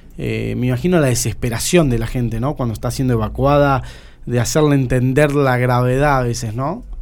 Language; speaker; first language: Spanish; native; Spanish